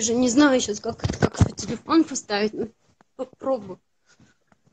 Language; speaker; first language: Russian; native; Russian